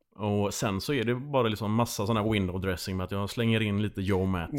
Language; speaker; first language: Swedish; native; Swedish